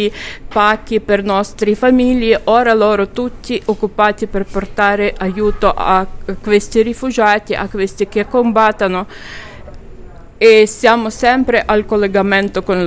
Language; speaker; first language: Italian; non-native, learner; Ukrainian